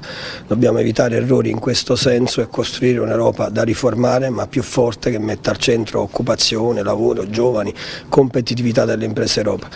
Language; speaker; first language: Italian; native; Italian